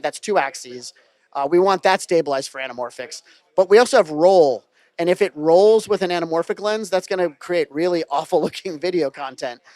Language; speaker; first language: English; native; English